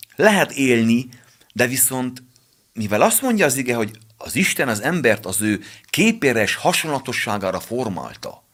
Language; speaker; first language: Hungarian; native; Hungarian